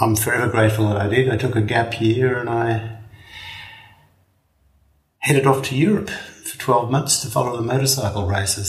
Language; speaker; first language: English; native; English